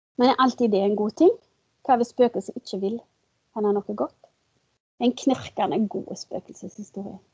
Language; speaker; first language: Norwegian; native; Norwegian